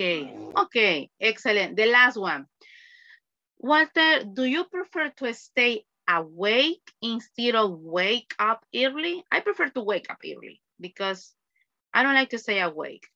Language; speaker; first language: English; non-native, fluent; Spanish